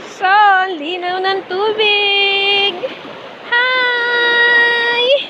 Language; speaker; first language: Filipino; native; Filipino